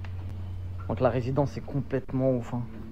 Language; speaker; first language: French; native; French